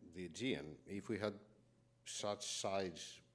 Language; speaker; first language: English; non-native, fluent; Greek